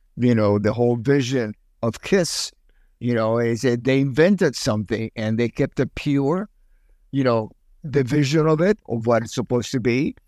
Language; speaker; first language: English; early bilingual, other home language; Spanish